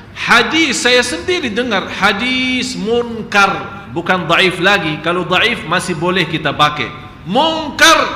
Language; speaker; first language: Malay; non-native, fluent; Arabic